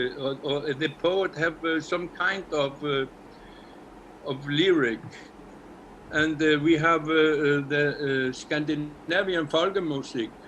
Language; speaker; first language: English; non-native, learner; Icelandic